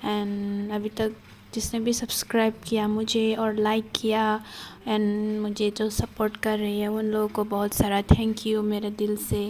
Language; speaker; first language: Hindi; non-native, local second language; Kok Borok